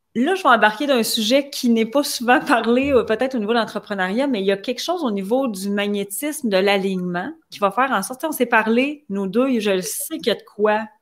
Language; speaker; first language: French; native; French